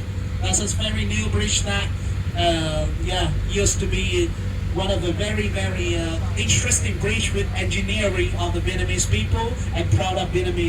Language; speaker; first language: English; non-native, fluent; Vietnamese